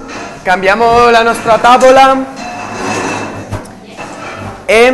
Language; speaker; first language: Italian; non-native, learner; Spanish